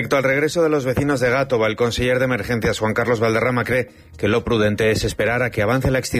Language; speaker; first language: Spanish; native; Spanish